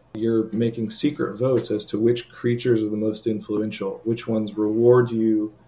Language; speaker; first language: English; native; English